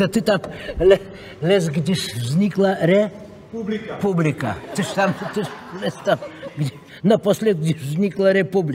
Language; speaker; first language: Czech; non-native, fluent; Russian